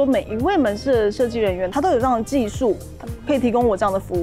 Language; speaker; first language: Chinese; native; Chinese